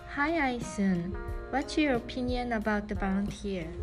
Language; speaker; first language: English; non-native, learner; Korean